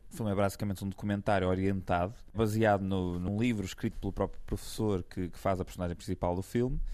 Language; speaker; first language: Portuguese; native; Portuguese